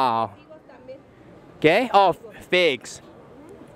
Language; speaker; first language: Spanish; non-native, learner; English